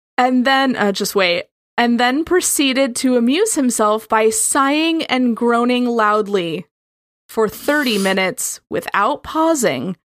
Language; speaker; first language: English; native; English